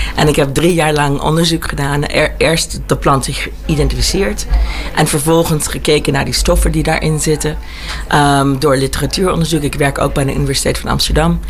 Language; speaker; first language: Dutch; early bilingual, heritage; Dutch